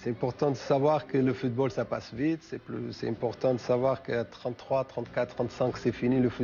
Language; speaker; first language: French; non-native, fluent; Portuguese